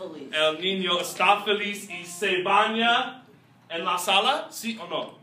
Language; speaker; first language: Spanish; non-native, fluent; English